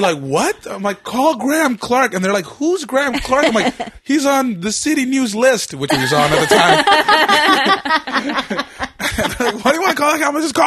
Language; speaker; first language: English; native; English